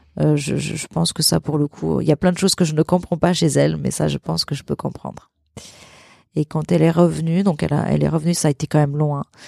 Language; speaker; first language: French; early bilingual, other home language; Portuguese